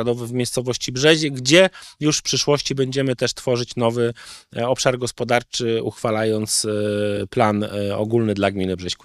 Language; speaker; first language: Polish; native; Polish